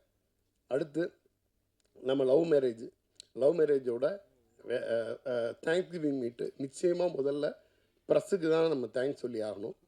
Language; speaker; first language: Tamil; native; Tamil